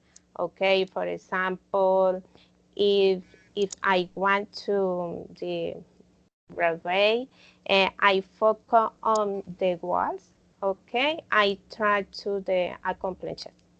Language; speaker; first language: English; non-native, learner; Spanish